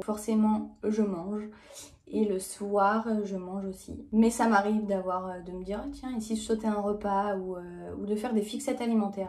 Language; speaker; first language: French; native; French